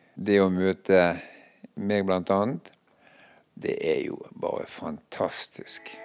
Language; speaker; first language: Norwegian; native; Norwegian